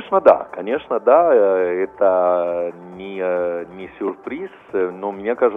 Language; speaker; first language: Russian; non-native, fluent; Italian